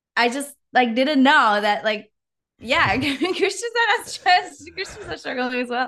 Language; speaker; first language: English; non-native, fluent; Czech